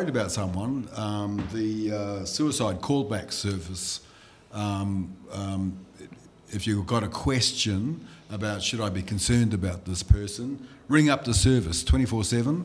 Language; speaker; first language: English; non-native, local second language; Limburgish